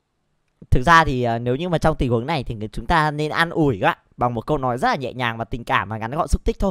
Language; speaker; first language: Vietnamese; native; Vietnamese